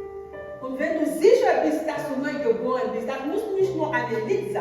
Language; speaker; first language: German; non-native, learner; French